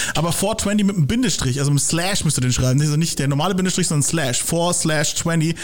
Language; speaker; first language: German; native; German